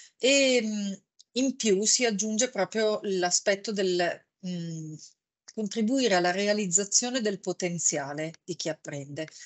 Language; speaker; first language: Italian; native; Italian